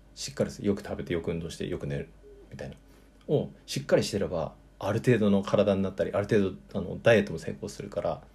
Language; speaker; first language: Japanese; native; Japanese